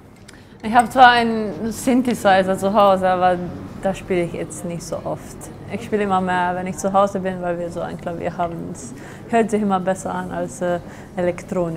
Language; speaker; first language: German; non-native, fluent; Slovenian